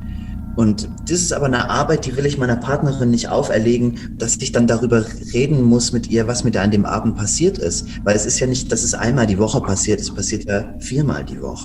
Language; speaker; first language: German; native; German